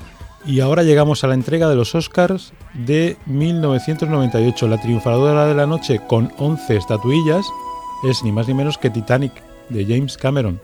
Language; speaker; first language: Spanish; native; Spanish